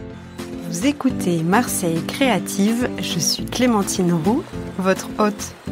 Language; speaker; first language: French; native; French